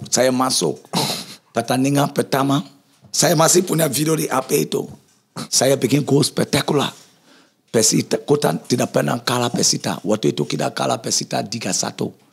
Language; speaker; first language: Indonesian; non-native, fluent; English